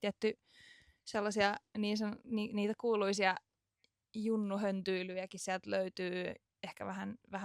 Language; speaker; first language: Finnish; native; Finnish